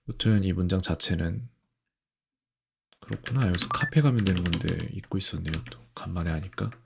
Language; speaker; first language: Korean; native; Korean